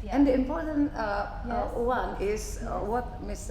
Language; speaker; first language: English; non-native, fluent; Indonesian